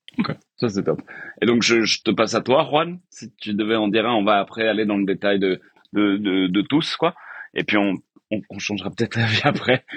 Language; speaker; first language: French; native; French